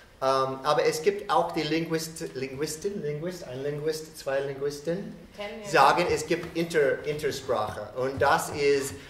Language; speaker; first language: German; non-native, fluent; English